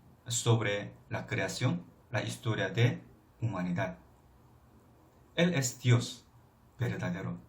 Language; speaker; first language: Spanish; non-native, fluent; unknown